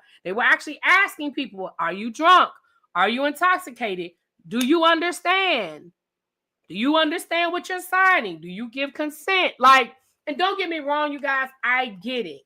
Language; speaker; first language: English; native; English